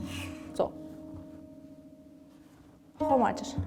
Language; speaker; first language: German; non-native, learner; Ukrainian